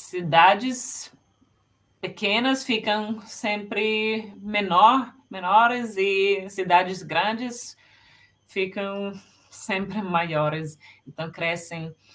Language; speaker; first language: Portuguese; non-native, fluent; Finnish